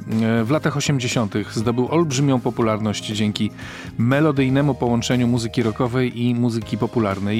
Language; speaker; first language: Polish; native; Polish